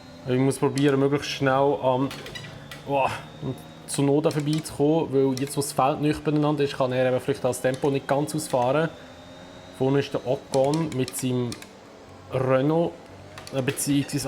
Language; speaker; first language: German; native; German